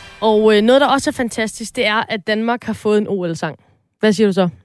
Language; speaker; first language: Danish; native; Danish